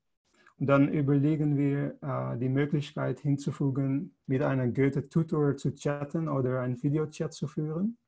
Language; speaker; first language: German; non-native, fluent; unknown